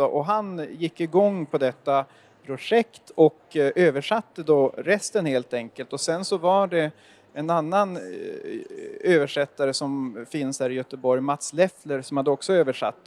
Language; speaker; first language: Swedish; native; Swedish